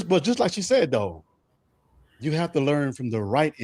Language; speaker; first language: English; native; English